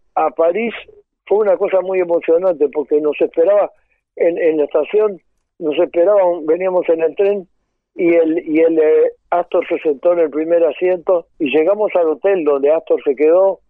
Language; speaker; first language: Spanish; native; Spanish